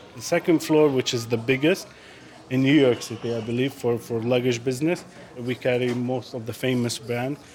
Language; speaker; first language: English; non-native, fluent; Arabic